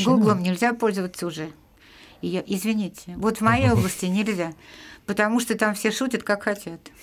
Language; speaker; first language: Russian; native; Russian